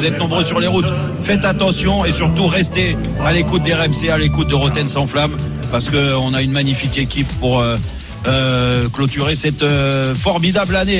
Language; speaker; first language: French; native; French